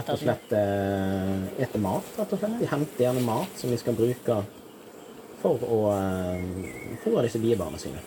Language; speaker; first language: Norwegian; native; Norwegian